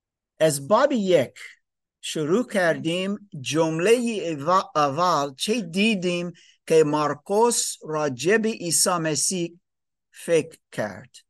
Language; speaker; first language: Persian; non-native, learner; English